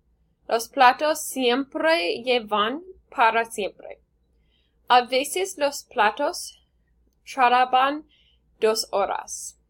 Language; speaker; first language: Spanish; non-native, learner; English